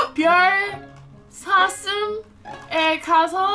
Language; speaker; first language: Korean; non-native, learner; English